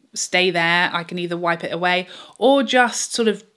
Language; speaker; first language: English; native; English